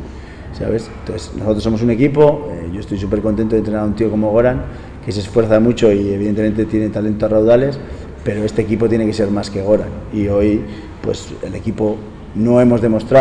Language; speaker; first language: Spanish; native; Spanish